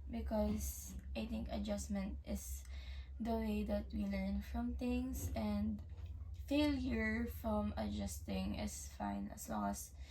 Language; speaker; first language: English; native; English